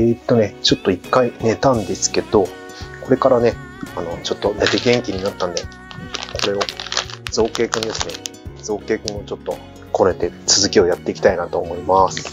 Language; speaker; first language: Japanese; native; Japanese